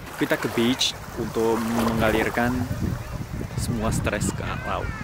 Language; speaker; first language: Indonesian; non-native, fluent; Japanese